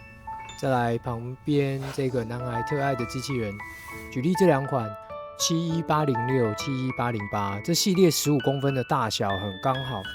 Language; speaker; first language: Chinese; native; Chinese